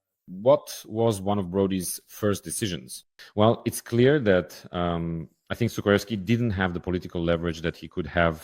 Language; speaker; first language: English; non-native, fluent; Ukrainian